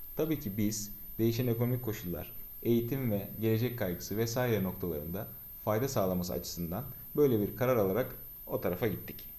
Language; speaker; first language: Turkish; native; Turkish